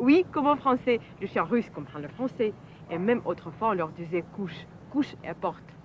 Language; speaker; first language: French; non-native, fluent; Russian